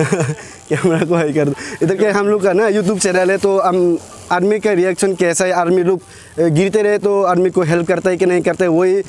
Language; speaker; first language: Hindi; non-native, local second language; Kok Borok